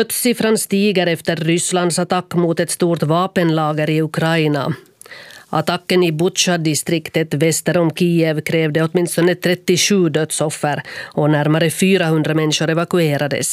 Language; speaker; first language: Swedish; native; Swedish